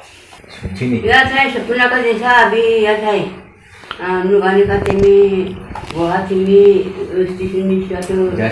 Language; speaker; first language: Hindi; non-native, local second language; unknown